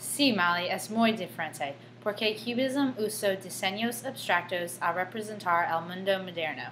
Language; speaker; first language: Spanish; non-native, learner; English